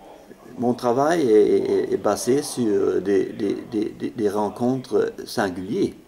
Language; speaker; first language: French; non-native, fluent; Swedish